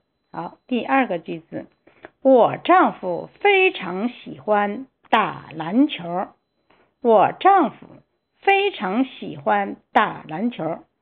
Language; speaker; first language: Chinese; non-native, fluent; Korean